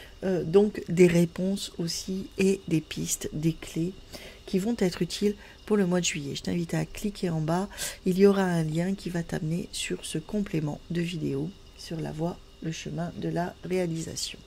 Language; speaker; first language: French; native; French